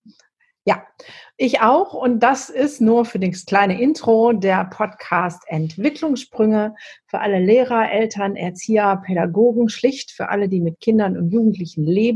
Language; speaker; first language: German; native; German